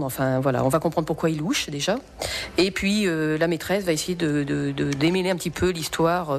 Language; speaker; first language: French; native; French